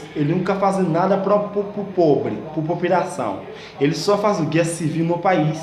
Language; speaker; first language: Portuguese; non-native, learner; Haitian Creole